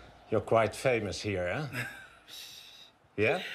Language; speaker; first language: English; non-native, fluent; Dutch